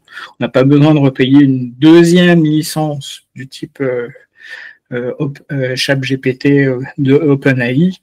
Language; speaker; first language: French; native; French